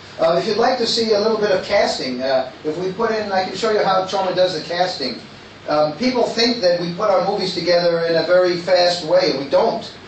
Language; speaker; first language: English; native; English